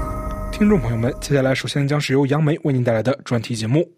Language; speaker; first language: Chinese; native; Chinese